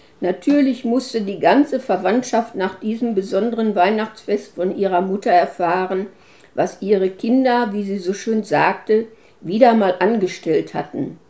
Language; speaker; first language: German; native; German